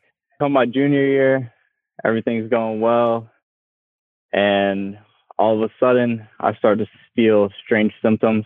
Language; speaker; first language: English; native; English